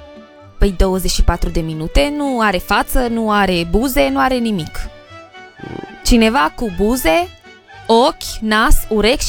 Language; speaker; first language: Romanian; native; Romanian